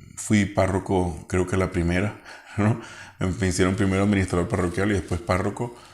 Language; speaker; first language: Spanish; native; Spanish